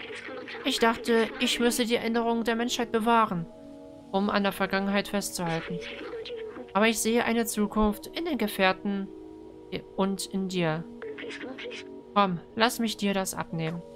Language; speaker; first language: German; native; German